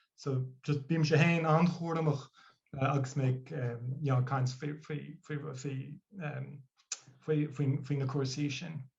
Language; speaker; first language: Irish; non-native, local second language; English